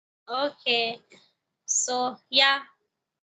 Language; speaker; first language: English; non-native, learner; Hindi